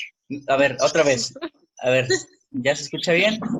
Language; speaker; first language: Spanish; native; Spanish